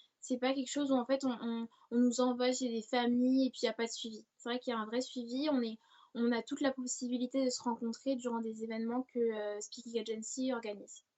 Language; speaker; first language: French; native; French